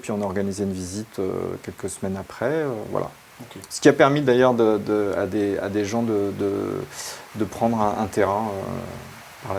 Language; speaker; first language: French; native; French